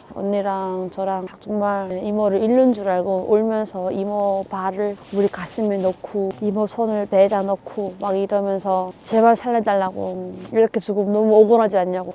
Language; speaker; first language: Korean; native; Korean